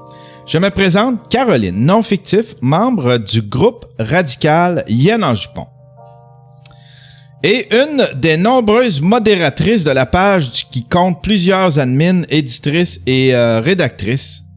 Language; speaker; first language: French; native; French